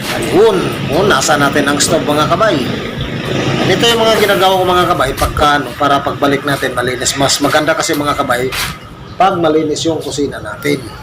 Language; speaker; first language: Filipino; non-native, local second language; Cebuano